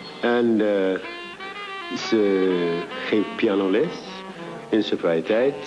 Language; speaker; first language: Dutch; non-native, fluent; English